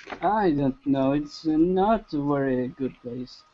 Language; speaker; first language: English; non-native, learner; Russian